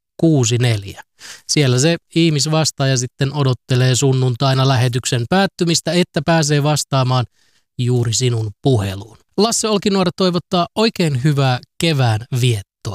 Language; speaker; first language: Finnish; native; Finnish